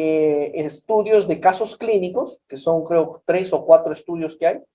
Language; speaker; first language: Spanish; native; Spanish